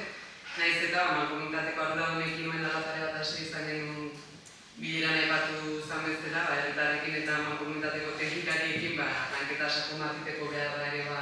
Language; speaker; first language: Basque; native; Basque